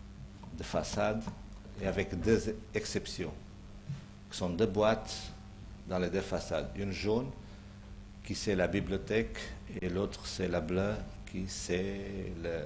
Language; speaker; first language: French; non-native, fluent; Portuguese